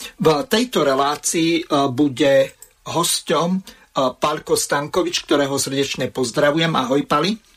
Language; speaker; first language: Slovak; native; Slovak